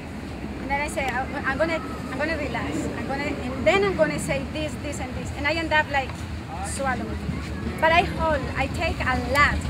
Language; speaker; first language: English; non-native, learner; Spanish